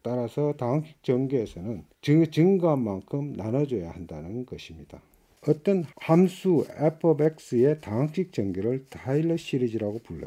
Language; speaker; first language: Korean; native; Korean